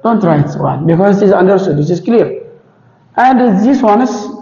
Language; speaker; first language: English; non-native, local second language; Amharic